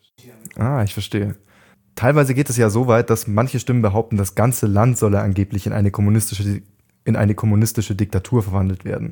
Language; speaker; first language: German; native; German